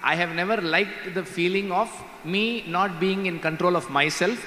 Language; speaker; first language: English; non-native, local second language; Tamil